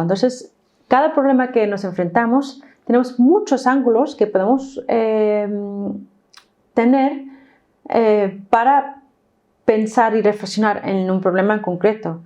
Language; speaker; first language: Spanish; non-native, fluent; English